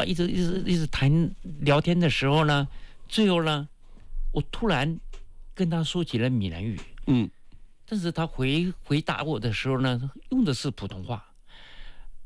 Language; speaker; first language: Chinese; non-native, local second language; Min Nan Chinese